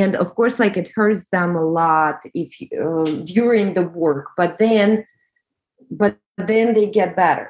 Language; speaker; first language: English; non-native, fluent; Russian